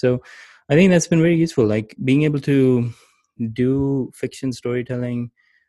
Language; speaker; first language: English; non-native, local second language; Urdu